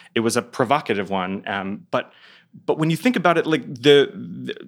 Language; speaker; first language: English; native; English